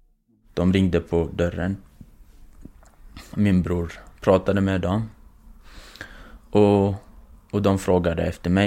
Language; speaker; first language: Swedish; non-native, fluent; Kurdish